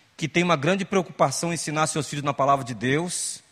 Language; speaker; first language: Portuguese; native; Portuguese